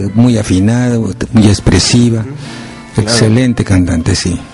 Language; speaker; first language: Spanish; native; Spanish